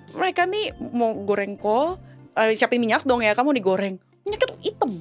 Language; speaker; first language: Indonesian; native; Indonesian